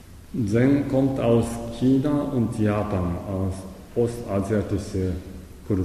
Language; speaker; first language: German; non-native, learner; Japanese